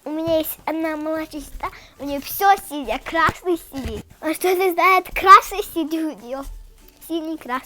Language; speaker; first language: Russian; early bilingual, heritage; Russian